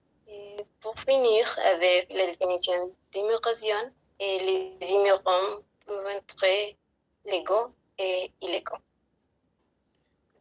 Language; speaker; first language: French; non-native, learner; Spanish